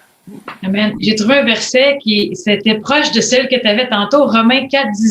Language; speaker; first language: French; native; French